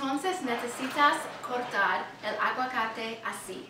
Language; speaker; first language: Spanish; non-native, learner; English